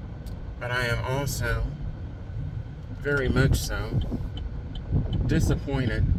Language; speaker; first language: English; native; English